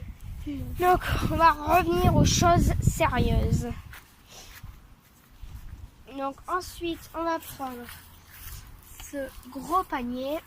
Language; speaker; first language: French; native; French